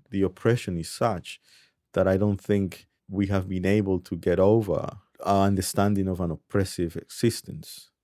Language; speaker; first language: English; early bilingual, other home language; Spanish